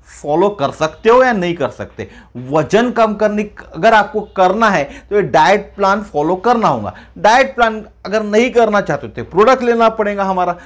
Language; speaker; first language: Hindi; non-native, local second language; Marathi